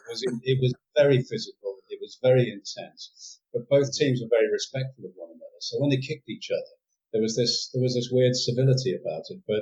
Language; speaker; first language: English; native; English